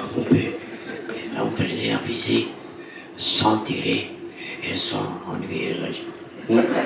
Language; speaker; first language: French; non-native, fluent; Dutch